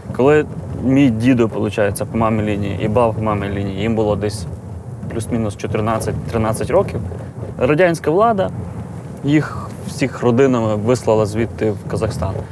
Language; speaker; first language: Ukrainian; native; Ukrainian